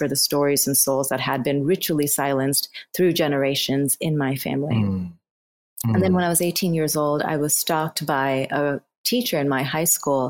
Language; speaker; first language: English; non-native, local second language; Bangla